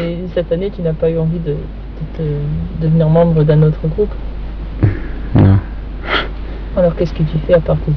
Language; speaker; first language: French; native; French